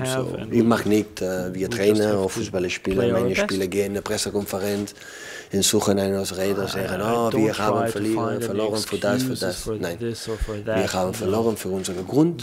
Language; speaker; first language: German; non-native, learner; Catalan